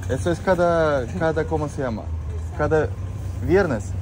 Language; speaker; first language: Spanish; non-native, learner; Russian